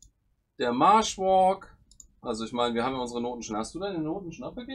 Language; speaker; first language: German; native; German